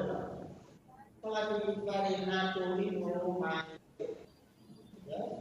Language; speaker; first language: English; non-native, learner; Vietnamese